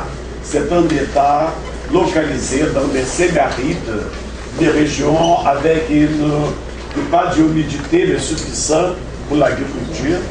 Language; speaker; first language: French; non-native, fluent; Portuguese